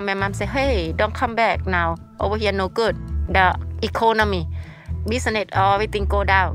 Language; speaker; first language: English; non-native, learner; Thai